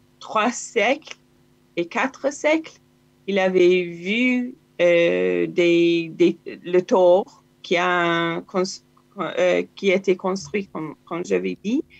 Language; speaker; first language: French; non-native, learner; Hebrew